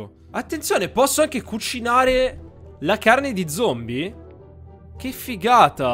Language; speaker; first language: Italian; native; Italian